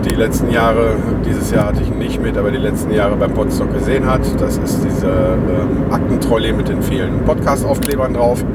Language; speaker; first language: German; native; German